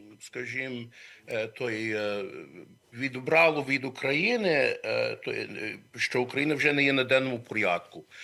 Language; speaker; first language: Ukrainian; early bilingual, heritage; Ukrainian